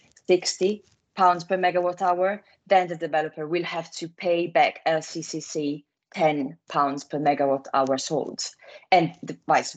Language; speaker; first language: English; non-native, fluent; Italian